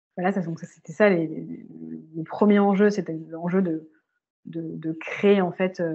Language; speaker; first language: French; native; French